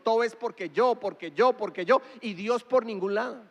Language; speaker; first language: Spanish; native; Spanish